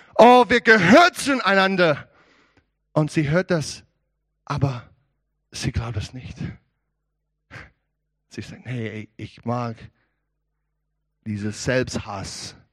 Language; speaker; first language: German; non-native, learner; English